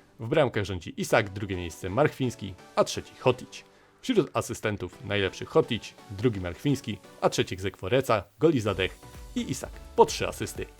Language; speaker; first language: Polish; native; Polish